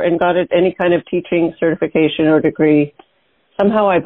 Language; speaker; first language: English; native; English